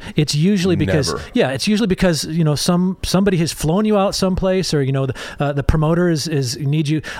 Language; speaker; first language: English; native; English